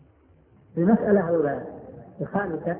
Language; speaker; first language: Arabic; native; Arabic